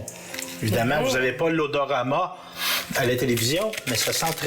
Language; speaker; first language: French; native; French